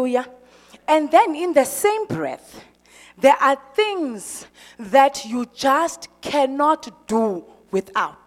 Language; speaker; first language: English; non-native, local second language; Xhosa